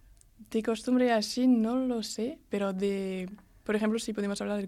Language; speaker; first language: Spanish; early bilingual, heritage; French